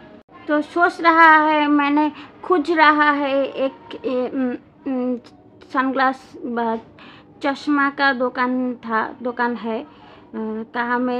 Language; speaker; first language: Hindi; non-native, learner; Bangla